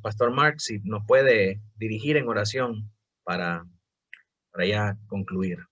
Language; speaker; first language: Spanish; native; Spanish